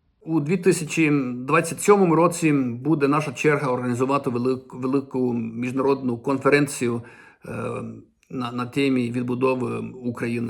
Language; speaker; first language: Ukrainian; non-native, fluent; Swedish